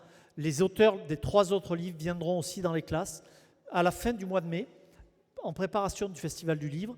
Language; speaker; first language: French; native; French